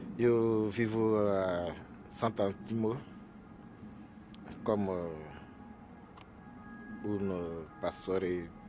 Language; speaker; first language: Italian; non-native, learner; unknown